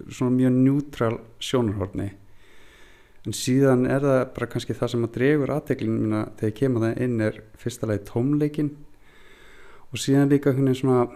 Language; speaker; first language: Icelandic; native; Icelandic